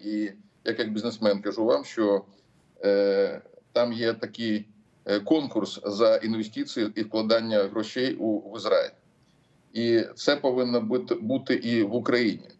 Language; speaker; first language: Ukrainian; non-native, local second language; Russian